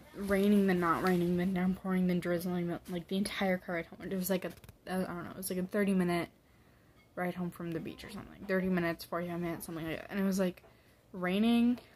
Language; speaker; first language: English; native; English